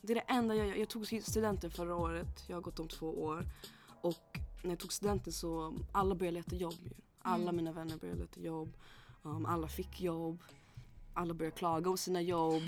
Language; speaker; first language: Swedish; early bilingual, other home language; English